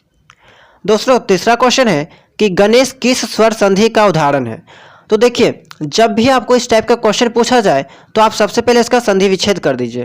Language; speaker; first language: Hindi; native; Hindi